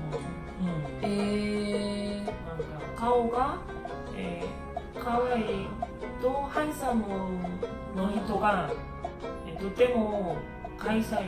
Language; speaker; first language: Japanese; non-native, learner; Korean